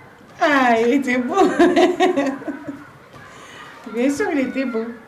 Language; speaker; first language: French; early bilingual, other home language; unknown